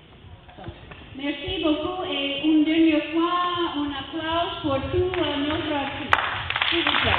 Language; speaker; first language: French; non-native, fluent; English